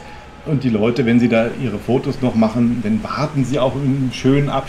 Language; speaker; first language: German; native; German